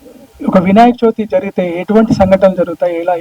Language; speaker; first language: Telugu; native; Telugu